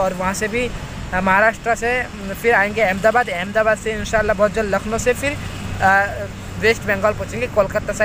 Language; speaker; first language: Hindi; native; Hindi